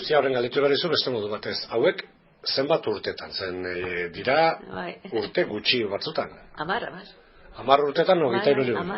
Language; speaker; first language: Basque; native; Basque